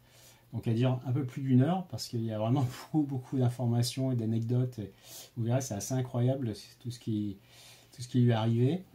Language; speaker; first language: French; native; French